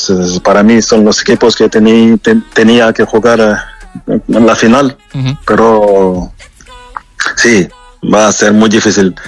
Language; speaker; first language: Spanish; non-native, fluent; French